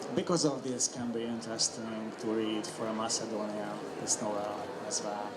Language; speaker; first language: English; non-native, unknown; Hungarian